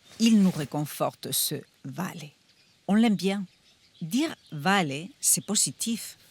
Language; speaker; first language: French; non-native, fluent; Spanish